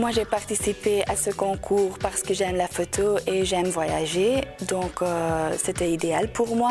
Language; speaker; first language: French; non-native, local second language; Dutch